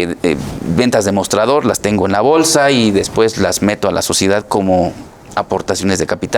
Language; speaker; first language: Spanish; native; Spanish